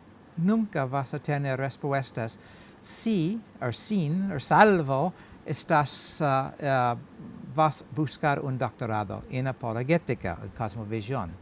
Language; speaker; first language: Spanish; non-native, learner; English